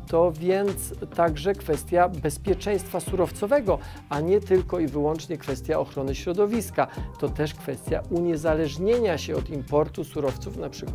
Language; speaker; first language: Polish; native; Polish